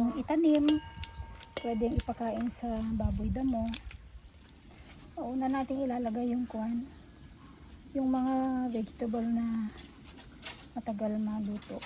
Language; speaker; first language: Filipino; non-native, local second language; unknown